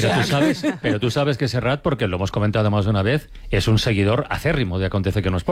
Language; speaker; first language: Spanish; native; Spanish